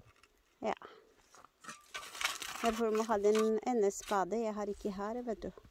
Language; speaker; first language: Norwegian; non-native, learner; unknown